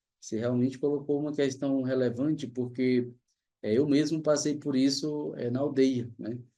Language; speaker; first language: Portuguese; native; Portuguese